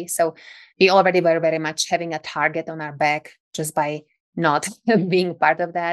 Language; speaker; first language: English; non-native, fluent; Czech